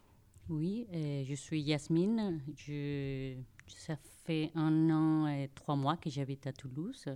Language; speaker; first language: French; non-native, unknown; Spanish